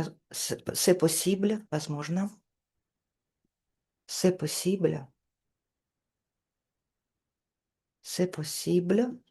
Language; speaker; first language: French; non-native, fluent; Russian